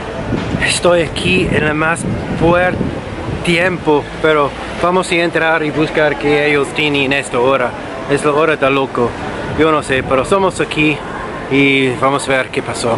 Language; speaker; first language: Spanish; non-native, learner; English